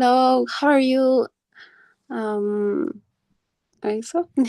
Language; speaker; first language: English; non-native, learner; Spanish